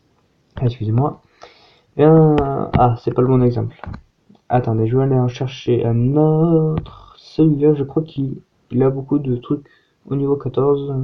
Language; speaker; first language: French; native; French